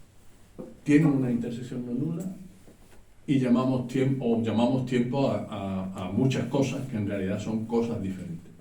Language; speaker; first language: Spanish; native; Spanish